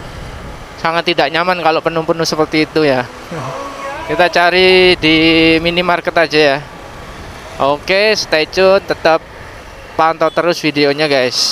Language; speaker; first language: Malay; non-native, local second language; Javanese